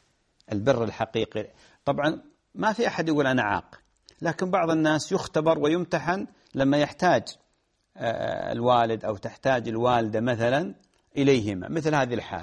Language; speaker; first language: Arabic; native; Arabic